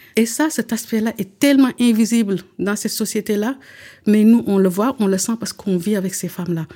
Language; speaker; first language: French; early bilingual, other home language; Wolof